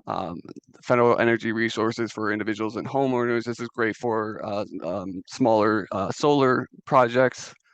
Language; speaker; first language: English; native; English